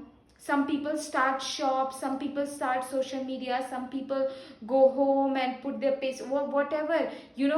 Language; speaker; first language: English; non-native, local second language; Hindi